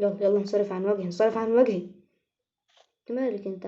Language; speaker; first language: Arabic; native; Arabic